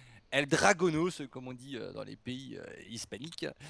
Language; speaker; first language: French; native; French